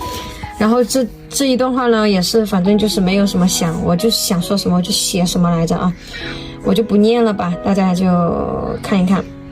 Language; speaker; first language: Chinese; native; Chinese